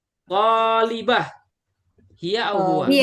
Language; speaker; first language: Arabic; non-native, fluent; Indonesian